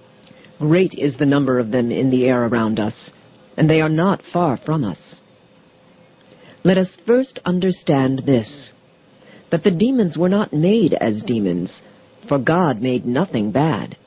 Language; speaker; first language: English; native; English